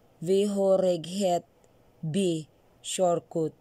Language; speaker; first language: Swedish; non-native, learner; Filipino